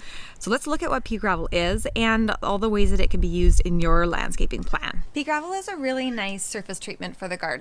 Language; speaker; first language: English; native; English